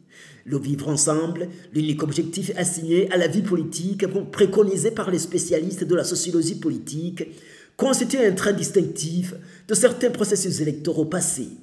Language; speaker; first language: French; non-native, local second language; Rundi